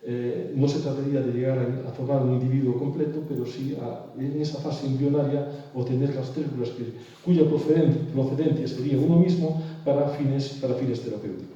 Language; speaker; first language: Spanish; native; Spanish